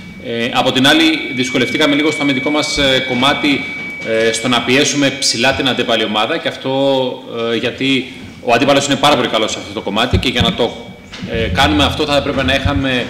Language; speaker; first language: Greek; native; Greek